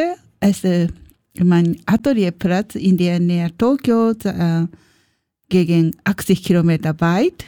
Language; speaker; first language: German; non-native, learner; Japanese